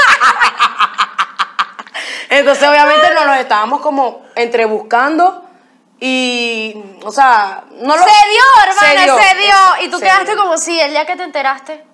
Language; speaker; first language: Spanish; native; Spanish